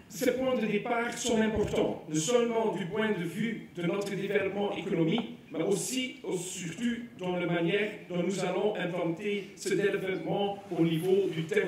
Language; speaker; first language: French; non-native, local second language; Dutch